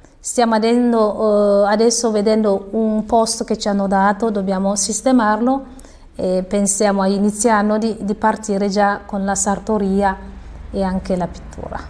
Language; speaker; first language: Italian; non-native, fluent; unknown